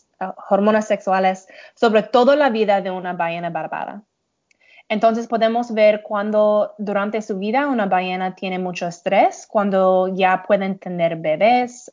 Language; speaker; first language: Spanish; non-native, learner; English